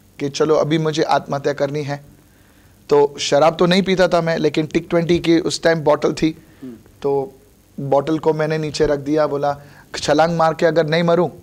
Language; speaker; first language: Hindi; non-native, local second language; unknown